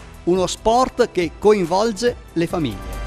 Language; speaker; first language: Italian; native; Italian